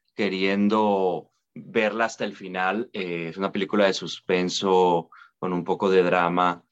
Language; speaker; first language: Spanish; native; Spanish